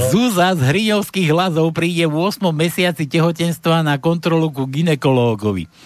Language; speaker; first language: Slovak; native; Slovak